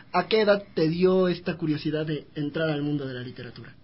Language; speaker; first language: Spanish; native; Spanish